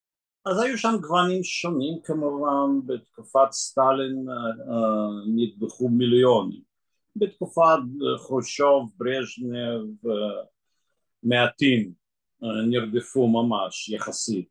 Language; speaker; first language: Hebrew; non-native, fluent; Russian